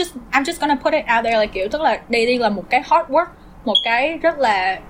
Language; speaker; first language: Vietnamese; early bilingual, heritage; Vietnamese